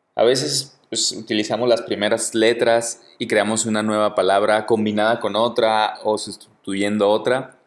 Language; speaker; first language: Spanish; native; Spanish